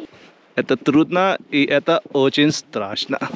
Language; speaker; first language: Russian; non-native, learner; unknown